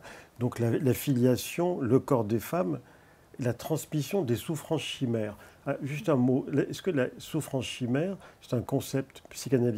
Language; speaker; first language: French; native; French